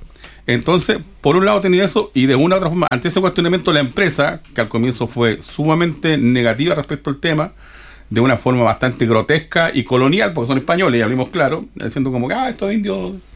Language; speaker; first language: Spanish; native; Spanish